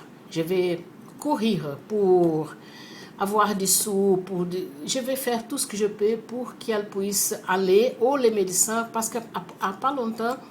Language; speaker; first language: French; non-native, fluent; Portuguese